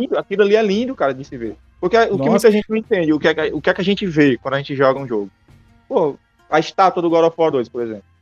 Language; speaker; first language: Portuguese; native; Portuguese